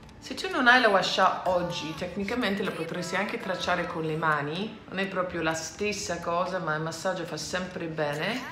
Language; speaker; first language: Italian; non-native, fluent; English